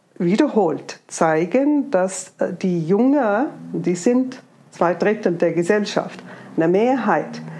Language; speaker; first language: German; non-native, fluent; Arabic